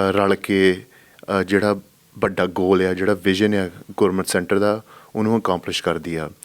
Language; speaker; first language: Punjabi; early bilingual, heritage; Punjabi